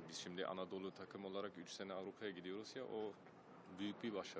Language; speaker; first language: Turkish; early bilingual, heritage; German